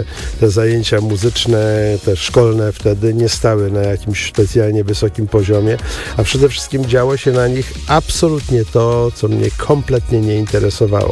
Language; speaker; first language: Polish; native; Polish